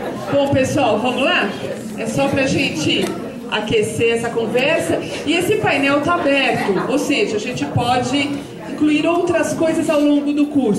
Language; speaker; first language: Portuguese; native; Portuguese